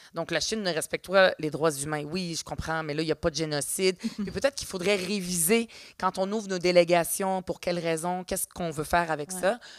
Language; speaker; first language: French; early bilingual, other home language; Arabic